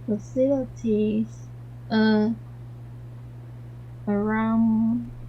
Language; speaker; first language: English; non-native, learner; Chinese